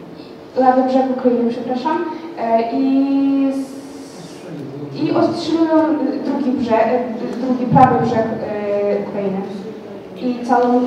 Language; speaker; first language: Polish; non-native, learner; Ukrainian